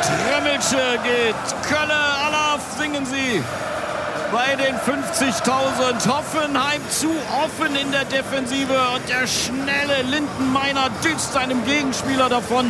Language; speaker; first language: German; native; German